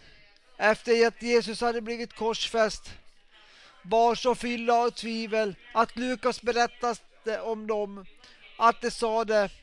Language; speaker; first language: Swedish; non-native, local second language; Finnish